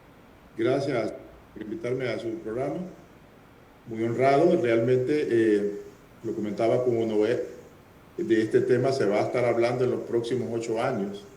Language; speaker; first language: Spanish; native; Spanish